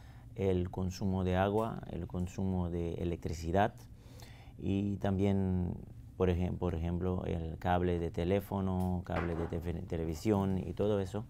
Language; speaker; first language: Spanish; non-native, fluent; Papiamento